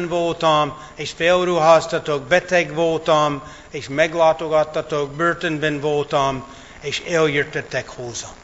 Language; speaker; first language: Hungarian; non-native, fluent; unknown